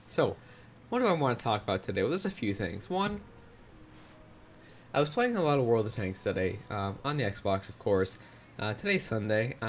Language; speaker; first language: English; native; English